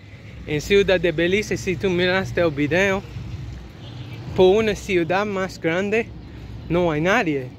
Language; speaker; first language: Spanish; non-native, learner; English